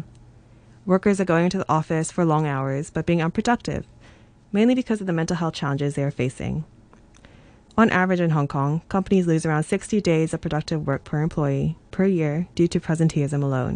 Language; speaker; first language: English; non-native, local second language; Cantonese